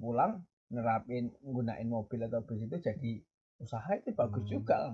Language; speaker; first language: Indonesian; native; Indonesian